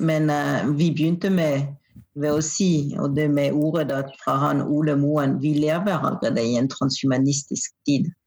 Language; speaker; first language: Norwegian; non-native, fluent; French